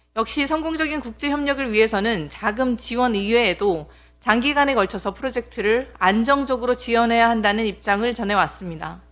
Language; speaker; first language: Korean; native; Korean